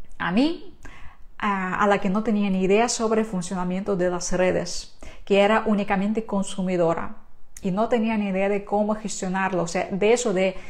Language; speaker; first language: Spanish; non-native, fluent; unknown